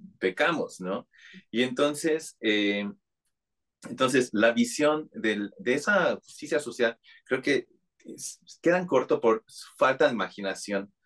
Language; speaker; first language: Spanish; non-native, fluent; English